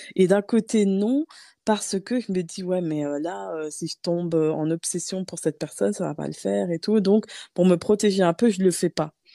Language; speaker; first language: French; native; French